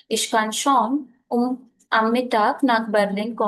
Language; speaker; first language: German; non-native, fluent; Hindi